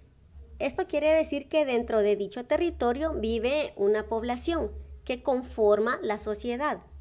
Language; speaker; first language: Spanish; native; Spanish